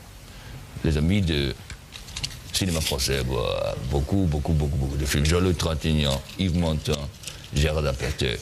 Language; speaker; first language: French; non-native, learner; German